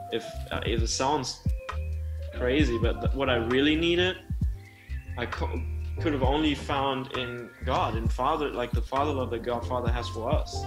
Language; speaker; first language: English; early bilingual, heritage; German